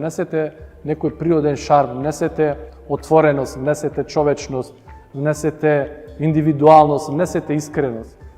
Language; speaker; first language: Macedonian; early bilingual, heritage; Macedonian